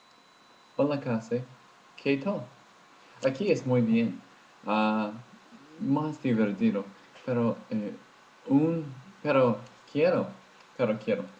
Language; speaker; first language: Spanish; non-native, learner; English